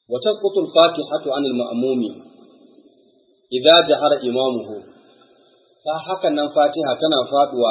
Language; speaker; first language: Arabic; non-native, fluent; Hausa